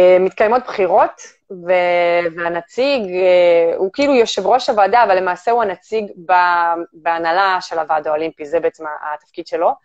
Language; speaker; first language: Hebrew; early bilingual, other home language; Russian